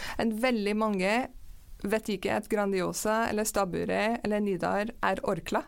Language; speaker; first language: Norwegian; non-native, fluent; English